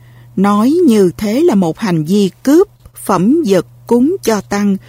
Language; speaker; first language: Vietnamese; native; Vietnamese